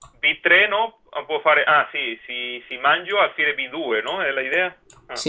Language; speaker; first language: Italian; non-native, fluent; Spanish